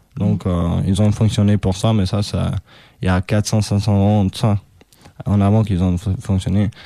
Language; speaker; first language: French; non-native, fluent; Albanian